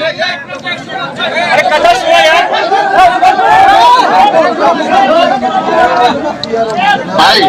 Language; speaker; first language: Bangla; native; Bangla